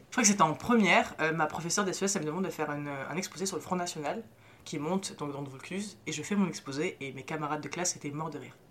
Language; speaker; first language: French; early bilingual, other home language; Arabic